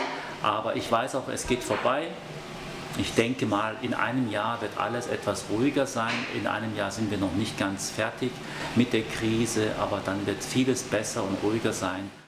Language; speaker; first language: German; early bilingual, other home language; Korean